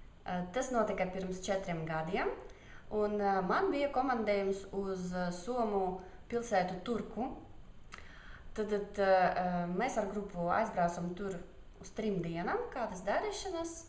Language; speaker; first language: Latvian; non-native, local second language; Russian